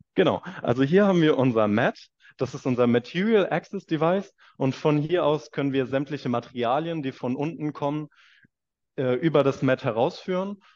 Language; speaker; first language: German; native; German